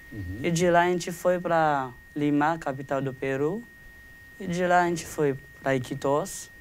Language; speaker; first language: Portuguese; non-native, fluent; Haitian Creole